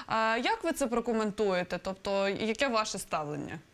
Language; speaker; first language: Ukrainian; native; Ukrainian